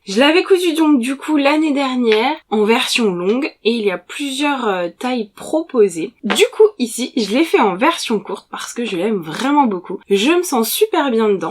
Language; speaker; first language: French; native; French